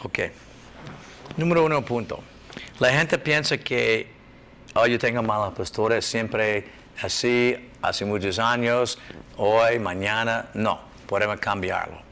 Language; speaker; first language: Spanish; non-native, learner; English